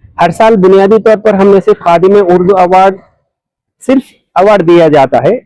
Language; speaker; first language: Urdu; native; Urdu